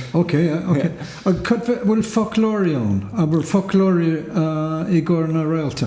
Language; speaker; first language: Irish; native; Irish